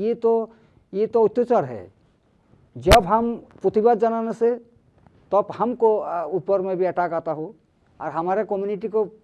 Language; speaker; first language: Hindi; non-native, learner; Bangla